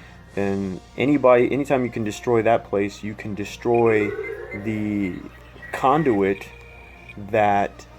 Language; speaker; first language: English; native; English